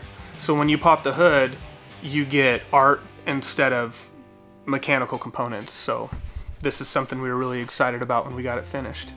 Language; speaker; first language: English; native; English